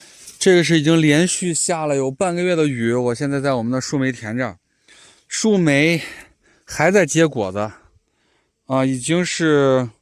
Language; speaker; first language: Chinese; native; Chinese